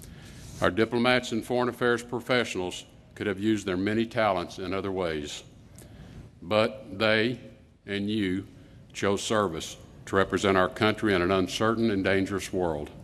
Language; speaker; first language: English; native; English